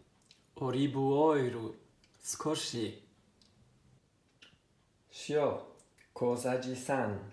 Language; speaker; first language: Japanese; non-native, learner; Italian